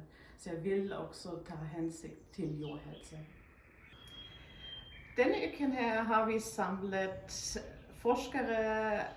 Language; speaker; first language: Norwegian; non-native, fluent; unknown